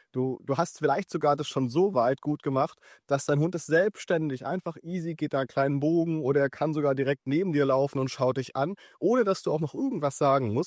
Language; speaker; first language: German; native; German